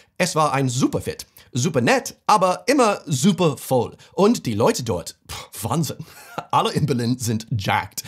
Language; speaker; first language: German; non-native, fluent; English